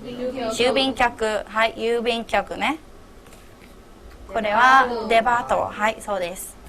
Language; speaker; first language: Japanese; non-native, fluent; Burmese